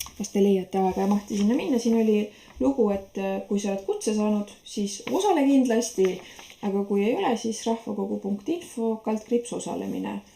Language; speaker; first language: Estonian; native; Estonian